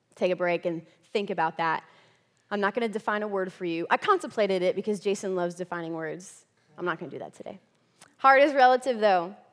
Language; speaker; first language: English; native; English